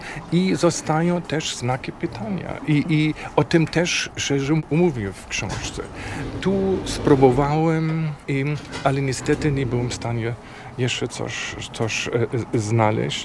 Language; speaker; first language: Polish; non-native, fluent; German